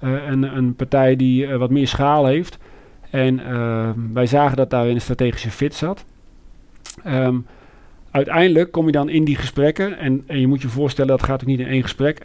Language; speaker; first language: Dutch; native; Dutch